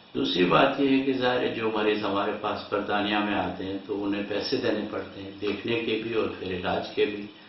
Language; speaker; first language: Urdu; non-native, local second language; Northern Hindko